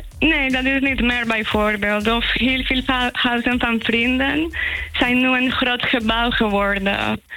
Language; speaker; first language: Dutch; non-native, fluent; Spanish